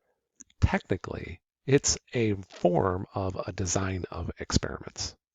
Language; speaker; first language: English; native; English